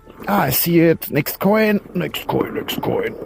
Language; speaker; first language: English; non-native, learner; German